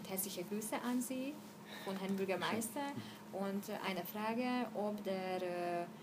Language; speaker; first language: German; non-native, fluent; Hungarian